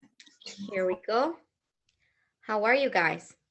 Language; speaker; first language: English; non-native, fluent; Spanish